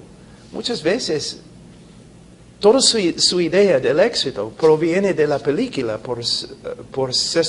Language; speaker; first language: Spanish; non-native, fluent; English